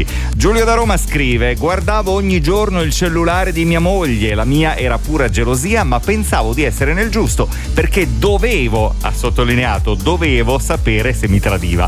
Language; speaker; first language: Italian; native; Italian